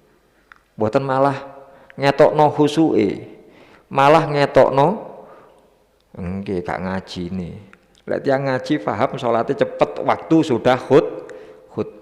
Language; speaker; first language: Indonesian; non-native, local second language; Javanese